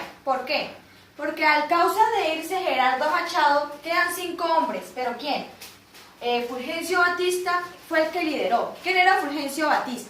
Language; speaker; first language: Spanish; native; Spanish